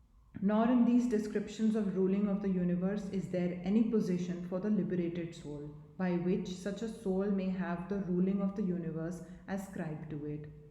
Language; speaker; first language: English; non-native, local second language; Hindi